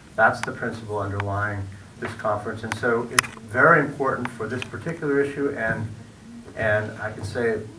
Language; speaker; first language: English; native; English